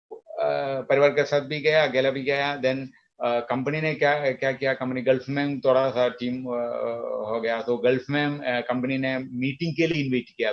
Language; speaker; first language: Hindi; non-native, local second language; Malayalam